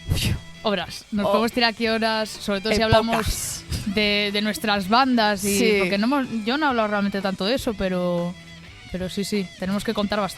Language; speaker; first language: Spanish; native; Spanish